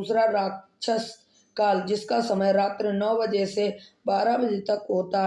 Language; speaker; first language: Hindi; native; Hindi